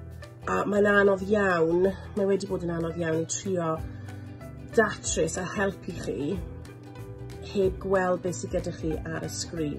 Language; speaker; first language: Welsh; non-native, local second language; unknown